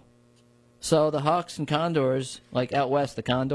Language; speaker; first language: English; native; English